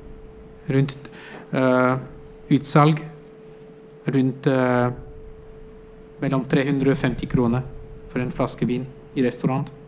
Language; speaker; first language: Norwegian; non-native, fluent; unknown